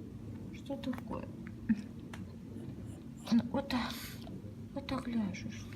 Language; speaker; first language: Russian; native; Russian